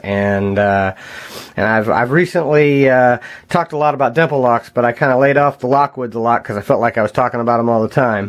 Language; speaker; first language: English; native; English